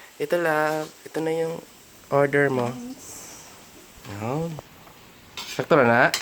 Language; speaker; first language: Filipino; native; Filipino